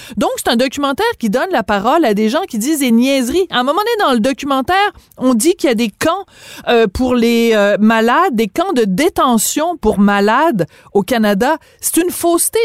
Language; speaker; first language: French; native; French